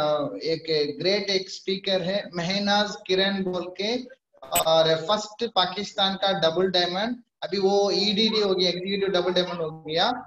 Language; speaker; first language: Hindi; non-native, fluent; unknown